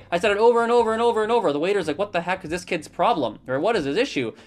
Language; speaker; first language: English; native; English